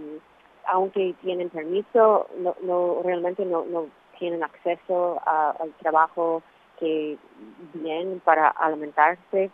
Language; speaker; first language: Spanish; non-native, fluent; English